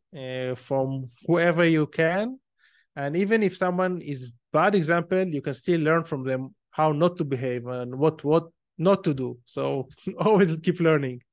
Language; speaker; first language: English; non-native, fluent; Hebrew